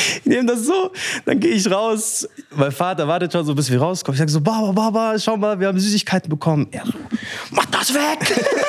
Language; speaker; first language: German; early bilingual, other home language; Arabic